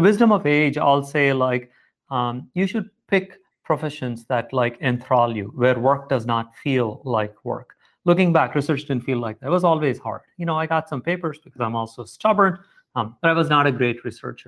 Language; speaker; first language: English; non-native, local second language; Tamil